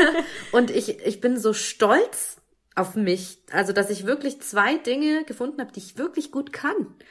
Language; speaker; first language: German; native; German